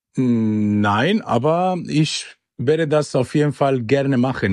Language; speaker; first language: German; non-native, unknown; Spanish